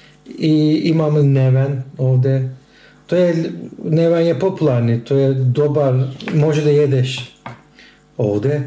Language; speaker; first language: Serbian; non-native, learner; Turkish